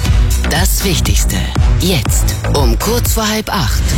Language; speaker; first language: German; native; German